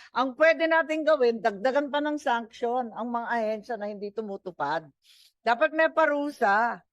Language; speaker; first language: Filipino; native; Filipino